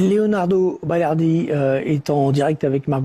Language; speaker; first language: French; native; French